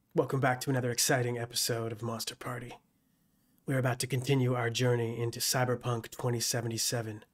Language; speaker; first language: English; native; English